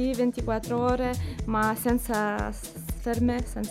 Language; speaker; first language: Italian; non-native, learner; Lithuanian